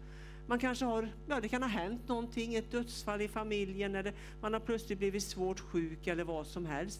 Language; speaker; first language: Swedish; native; Swedish